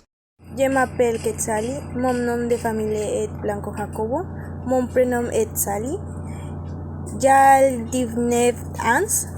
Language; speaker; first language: French; non-native, learner; Spanish